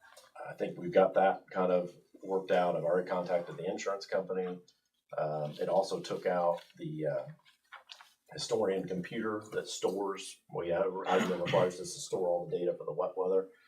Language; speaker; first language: English; native; English